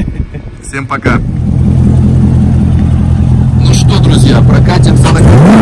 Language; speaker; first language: Russian; native; Russian